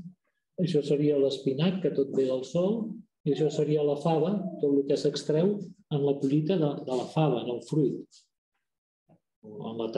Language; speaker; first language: Catalan; native; Catalan